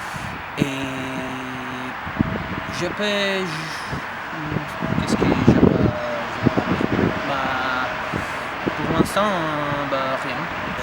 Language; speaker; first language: French; non-native, fluent; Italian